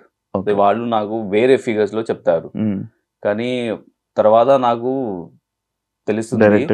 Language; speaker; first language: Telugu; non-native, learner; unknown